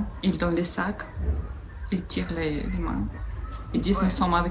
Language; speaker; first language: French; non-native, fluent; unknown